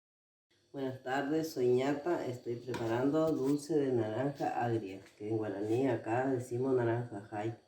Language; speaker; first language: Spanish; native; Spanish